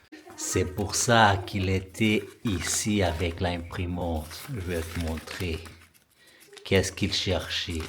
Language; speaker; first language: French; non-native, fluent; Portuguese